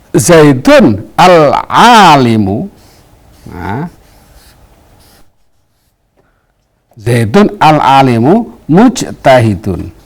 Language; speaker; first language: Arabic; non-native, fluent; Indonesian